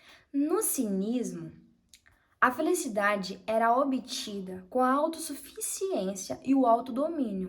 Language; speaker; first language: Portuguese; native; Portuguese